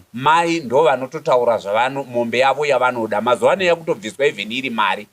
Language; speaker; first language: Shona; native; Shona